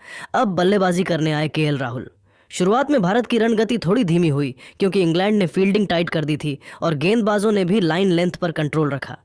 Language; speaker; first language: Hindi; native; Hindi